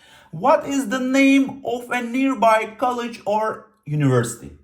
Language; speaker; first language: English; non-native, fluent; Turkish